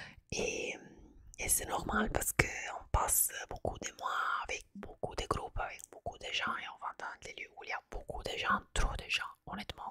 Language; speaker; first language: French; non-native, fluent; Italian